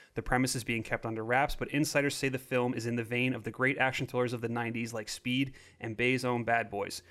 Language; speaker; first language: English; native; English